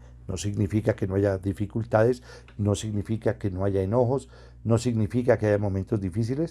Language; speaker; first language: Spanish; native; Spanish